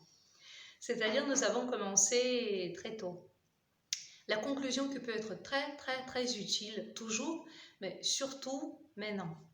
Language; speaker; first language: French; non-native, fluent; Russian